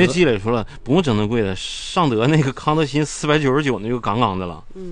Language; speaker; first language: Chinese; native; Chinese